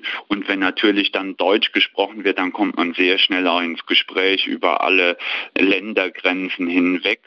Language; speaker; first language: German; native; German